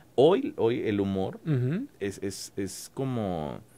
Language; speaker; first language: Spanish; native; Spanish